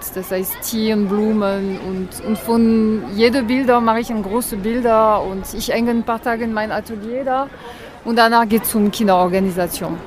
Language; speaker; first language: German; non-native, learner; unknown